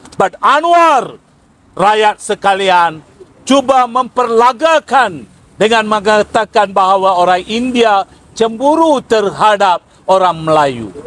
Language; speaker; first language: Malay; non-native, local second language; Tamil